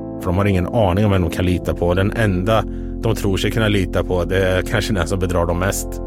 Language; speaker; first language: Swedish; native; Swedish